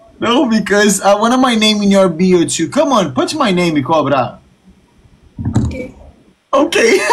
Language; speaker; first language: English; non-native, learner; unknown